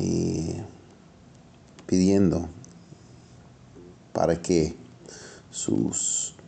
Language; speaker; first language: Spanish; non-native, fluent; English